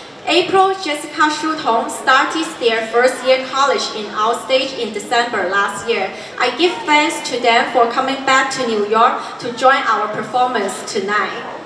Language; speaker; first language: English; non-native, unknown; Chinese